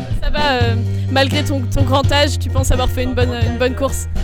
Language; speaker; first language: French; native; French